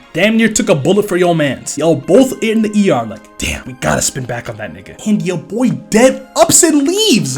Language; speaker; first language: English; native; English